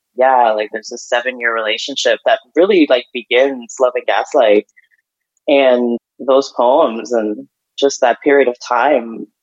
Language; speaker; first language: English; early bilingual, other home language; Ukrainian